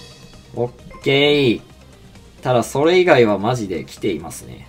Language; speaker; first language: Japanese; native; Japanese